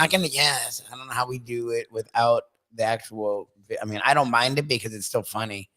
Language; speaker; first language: English; native; English